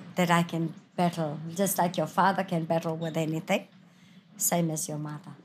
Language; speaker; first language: English; non-native, fluent; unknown